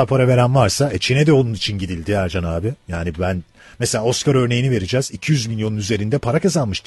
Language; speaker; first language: Turkish; native; Turkish